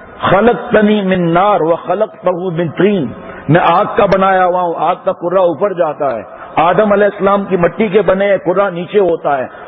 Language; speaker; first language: Urdu; non-native, local second language; Pashto